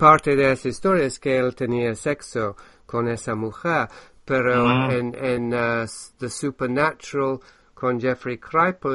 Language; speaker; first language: Spanish; non-native, fluent; English